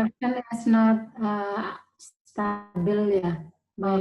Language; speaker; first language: English; non-native, learner; Indonesian